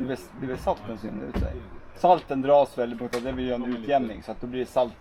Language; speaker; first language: Swedish; native; Swedish